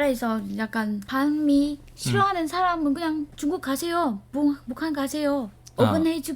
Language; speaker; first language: Korean; non-native, learner; Vietnamese